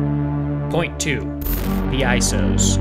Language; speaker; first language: English; native; English